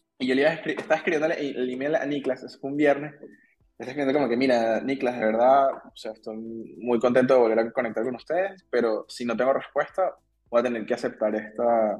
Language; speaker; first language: Spanish; native; Spanish